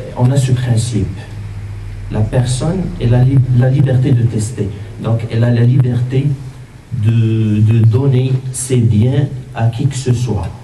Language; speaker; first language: French; non-native, local second language; Arabic